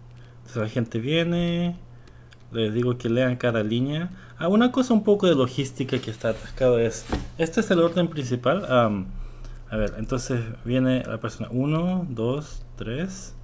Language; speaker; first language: Spanish; non-native, fluent; Korean